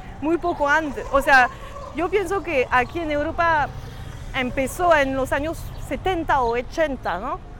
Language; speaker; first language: Spanish; non-native, fluent; French